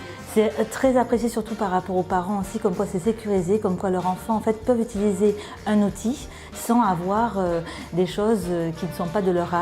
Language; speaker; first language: French; native; French